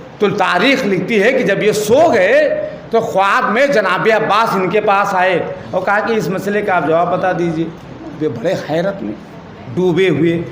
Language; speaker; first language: Urdu; native; Urdu